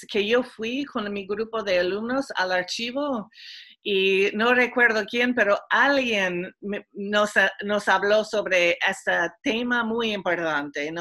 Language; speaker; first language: Spanish; non-native, fluent; English